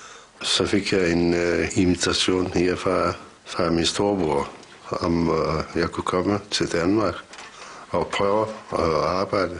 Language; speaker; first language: Danish; non-native, fluent; Turkish